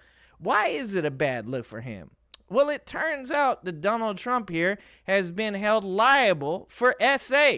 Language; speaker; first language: English; native; English